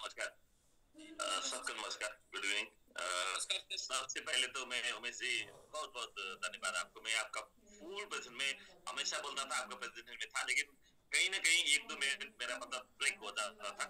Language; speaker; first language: Hindi; native; Hindi